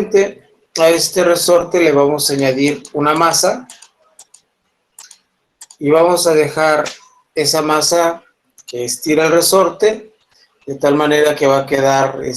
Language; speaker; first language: Spanish; native; Spanish